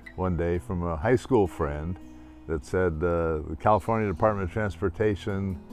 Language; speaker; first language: English; native; English